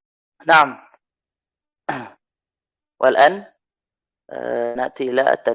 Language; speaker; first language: Arabic; non-native, fluent; Indonesian